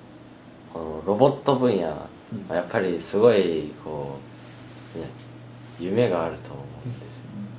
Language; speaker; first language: Japanese; native; Japanese